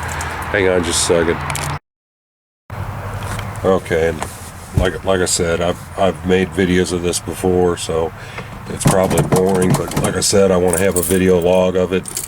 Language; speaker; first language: English; native; English